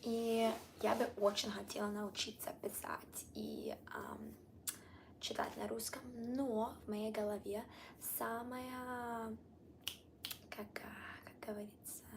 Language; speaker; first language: Russian; early bilingual, heritage; Italian